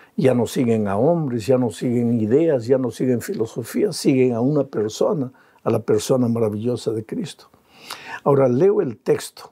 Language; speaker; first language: Spanish; native; Spanish